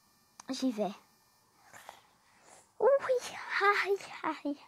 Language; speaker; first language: French; native; French